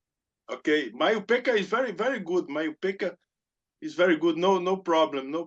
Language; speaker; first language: English; non-native, learner; Portuguese